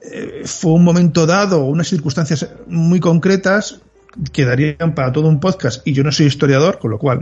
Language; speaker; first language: Spanish; native; Spanish